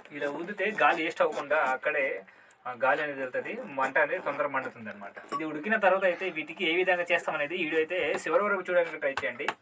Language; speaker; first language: Telugu; non-native, local second language; Odia